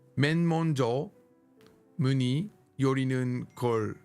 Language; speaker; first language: Korean; non-native, learner; English